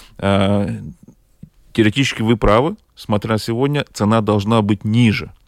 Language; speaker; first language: Russian; non-native, local second language; Latvian